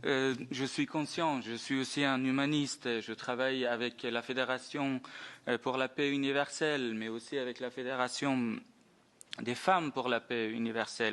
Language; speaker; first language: French; non-native, fluent; Persian